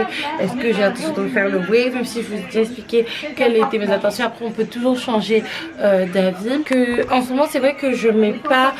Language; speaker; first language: French; native; French